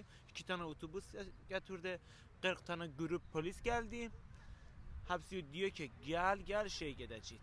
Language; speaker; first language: Turkish; non-native, learner; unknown